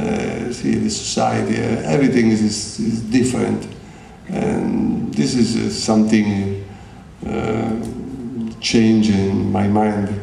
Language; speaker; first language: English; non-native, learner; Italian